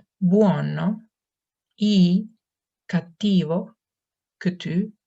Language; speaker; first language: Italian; non-native, fluent; Turkish